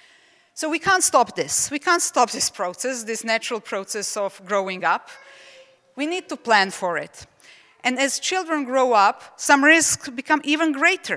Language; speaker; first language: English; non-native, fluent; Czech